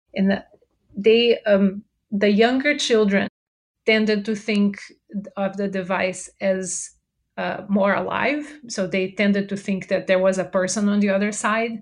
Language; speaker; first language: English; non-native, fluent; Portuguese